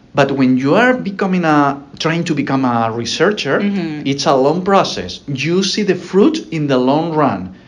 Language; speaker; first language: English; non-native, fluent; Spanish